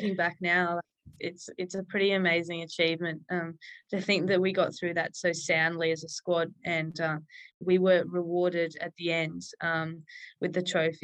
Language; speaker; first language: English; native; English